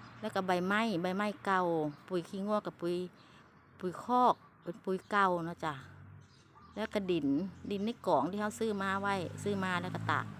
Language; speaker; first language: Thai; non-native, local second language; Lao